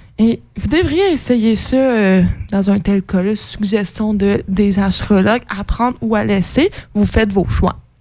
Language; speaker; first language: French; native; French